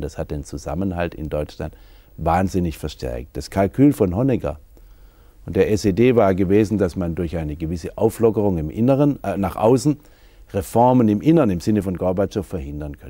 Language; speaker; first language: German; native; German